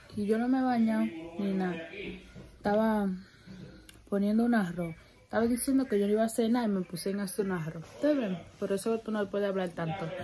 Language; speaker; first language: Spanish; early bilingual, heritage; Spanish